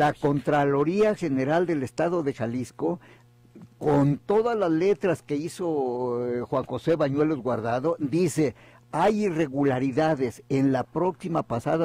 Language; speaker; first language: Spanish; native; Spanish